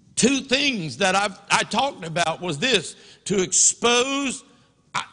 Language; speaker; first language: English; native; English